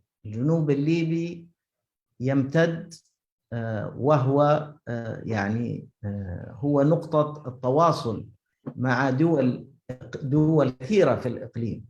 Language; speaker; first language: Arabic; native; Arabic